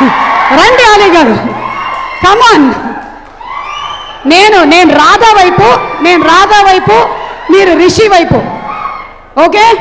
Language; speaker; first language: Telugu; native; Telugu